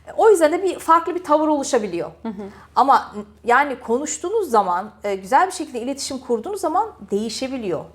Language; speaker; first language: Turkish; early bilingual, heritage; Turkish